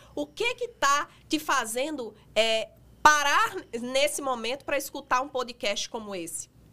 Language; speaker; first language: Portuguese; native; Portuguese